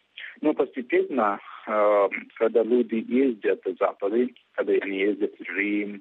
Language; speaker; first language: Russian; non-native, fluent; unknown